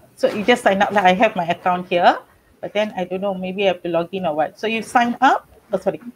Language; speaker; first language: English; non-native, local second language; Malay